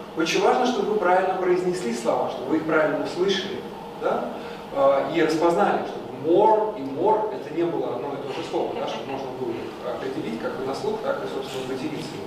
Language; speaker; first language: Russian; native; Russian